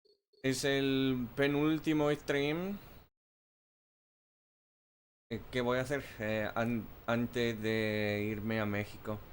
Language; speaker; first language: Spanish; non-native, learner; English